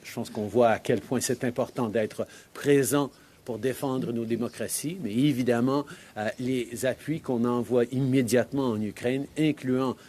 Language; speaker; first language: French; native; French